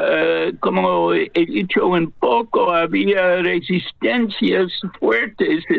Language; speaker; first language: Spanish; non-native, fluent; English